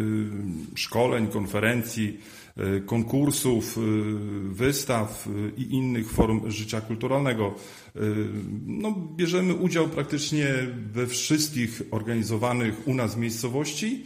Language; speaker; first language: Polish; native; Polish